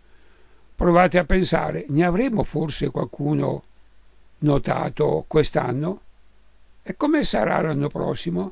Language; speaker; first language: Italian; native; Italian